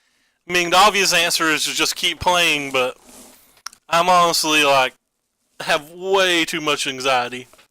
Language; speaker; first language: English; native; English